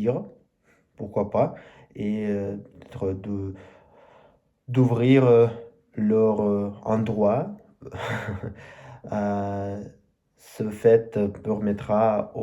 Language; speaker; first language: French; non-native, learner; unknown